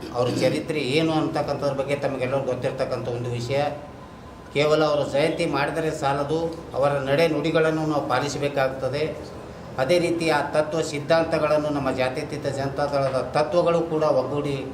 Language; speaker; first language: Kannada; native; Kannada